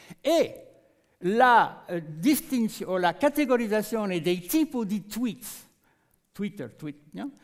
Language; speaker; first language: Italian; non-native, fluent; French